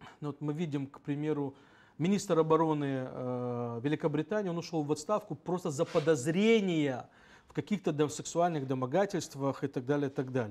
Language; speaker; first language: Russian; native; Russian